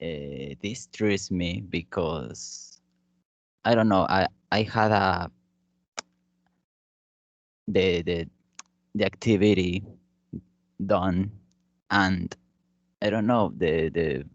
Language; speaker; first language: English; non-native, learner; Spanish